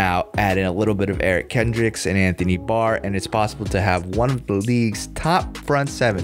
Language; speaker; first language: English; native; English